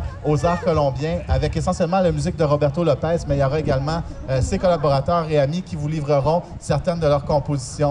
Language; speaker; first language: French; native; French